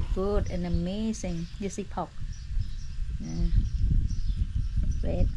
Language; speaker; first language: English; non-native, local second language; Khmer